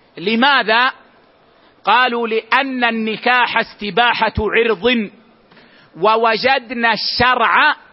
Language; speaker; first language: Arabic; native; Arabic